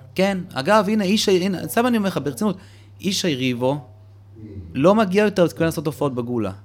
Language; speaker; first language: Hebrew; early bilingual, other home language; Russian